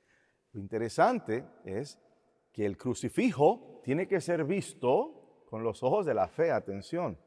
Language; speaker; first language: Spanish; native; Spanish